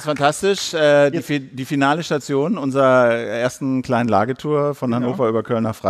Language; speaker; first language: German; native; German